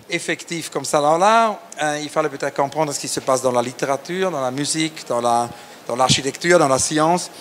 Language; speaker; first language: French; native; French